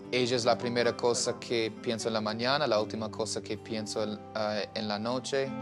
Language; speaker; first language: Spanish; non-native, fluent; English